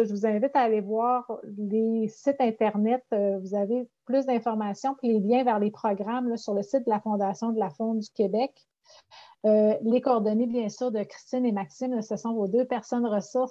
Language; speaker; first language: French; native; French